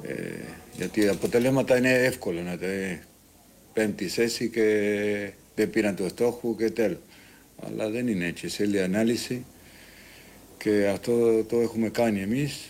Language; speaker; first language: Greek; non-native, learner; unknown